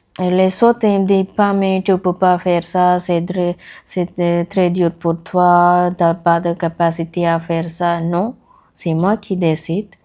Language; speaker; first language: French; non-native, learner; Tamil